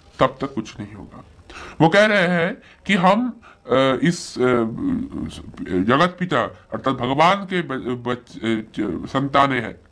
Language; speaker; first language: Hindi; non-native, local second language; Bangla